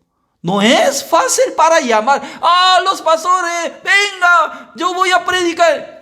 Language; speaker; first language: Spanish; non-native, learner; Korean